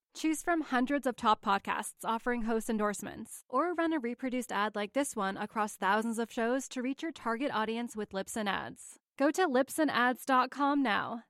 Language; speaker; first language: English; native; English